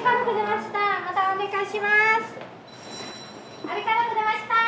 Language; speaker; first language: Japanese; non-native, learner; Chinese